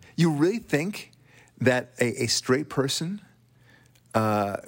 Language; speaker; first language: English; non-native, fluent; Hebrew